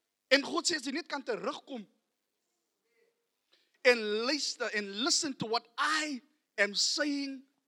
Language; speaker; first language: English; non-native, local second language; Afrikaans